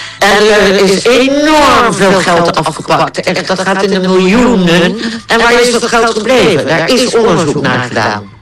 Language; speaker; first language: Dutch; native; Dutch